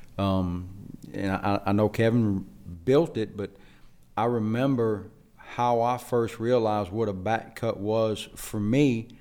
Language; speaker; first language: English; native; English